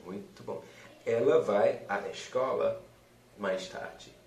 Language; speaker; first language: Portuguese; non-native, fluent; English